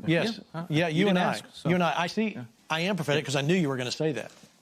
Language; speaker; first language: English; native; English